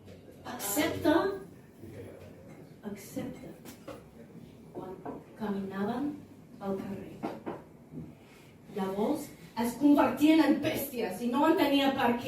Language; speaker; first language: Catalan; non-native, fluent; English